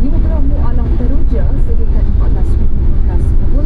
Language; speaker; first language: Malay; native; Malay